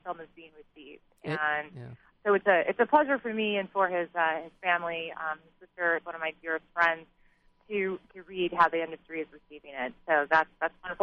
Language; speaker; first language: English; native; English